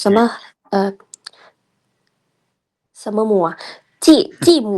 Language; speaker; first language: Chinese; non-native, learner; Lao